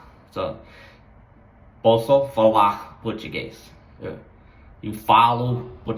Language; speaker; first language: Portuguese; non-native, learner; English